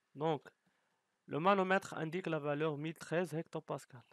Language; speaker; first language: French; non-native, local second language; Arabic